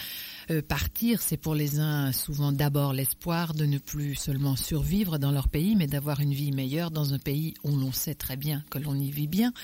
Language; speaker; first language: French; native; French